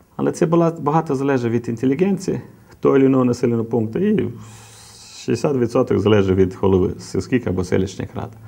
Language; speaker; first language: Ukrainian; non-native, local second language; Romanian